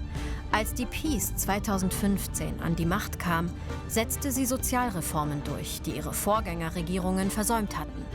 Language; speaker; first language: German; native; German